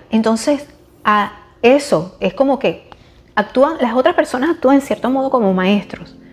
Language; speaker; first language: Spanish; native; Spanish